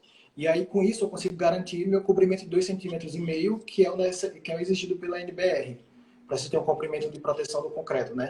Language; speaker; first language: Portuguese; native; Portuguese